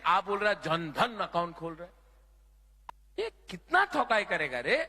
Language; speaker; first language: Hindi; non-native, local second language; Kok Borok